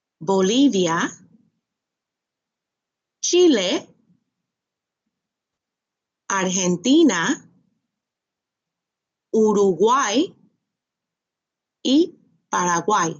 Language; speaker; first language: Spanish; non-native, fluent; English